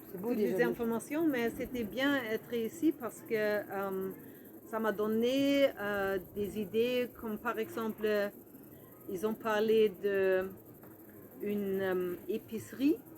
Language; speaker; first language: French; non-native, fluent; German